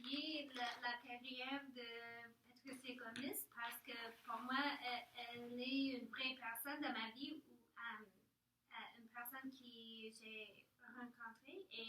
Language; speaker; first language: French; non-native, learner; English